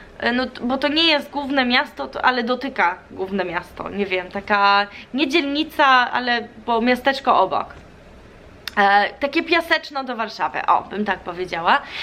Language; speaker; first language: Polish; early bilingual, heritage; Polish